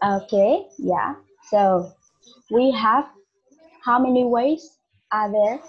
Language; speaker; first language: English; non-native, learner; Vietnamese